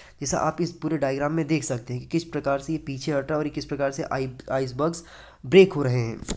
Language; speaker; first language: Hindi; native; Hindi